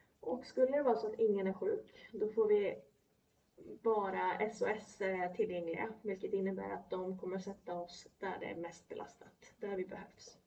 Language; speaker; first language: Swedish; early bilingual, other home language; Polish